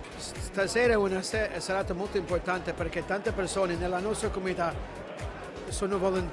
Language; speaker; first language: Italian; early bilingual, heritage; English